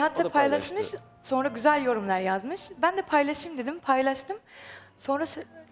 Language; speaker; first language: Turkish; non-native, fluent; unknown